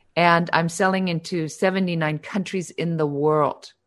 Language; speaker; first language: English; non-native, fluent; German